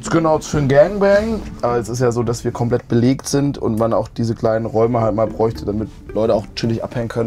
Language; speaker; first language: German; native; German